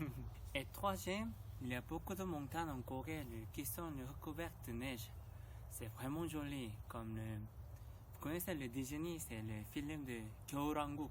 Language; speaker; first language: French; non-native, learner; Korean